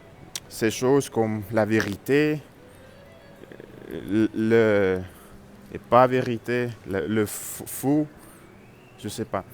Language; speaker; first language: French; non-native, learner; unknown